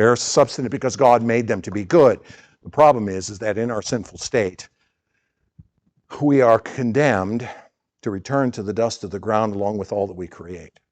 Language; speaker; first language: English; native; English